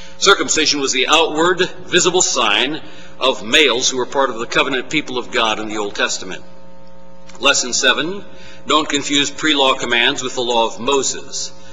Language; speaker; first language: English; native; English